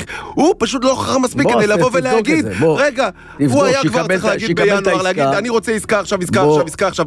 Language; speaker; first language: Hebrew; native; Hebrew